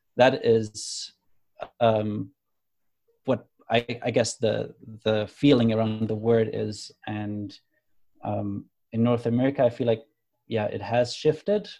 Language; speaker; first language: English; non-native, fluent; German